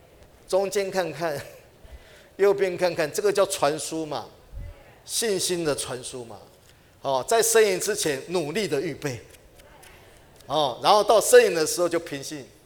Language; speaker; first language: Chinese; native; Chinese